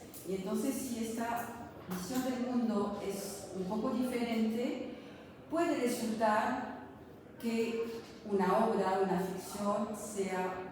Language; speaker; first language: Spanish; non-native, fluent; French